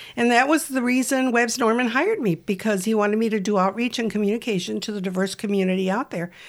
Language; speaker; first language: English; native; English